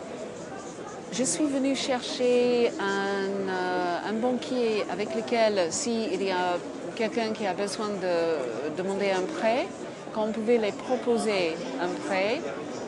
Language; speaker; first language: French; non-native, fluent; English